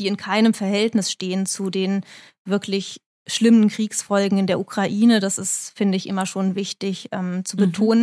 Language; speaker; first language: German; native; German